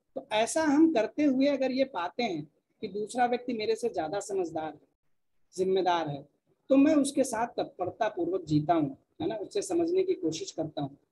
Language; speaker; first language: Hindi; native; Hindi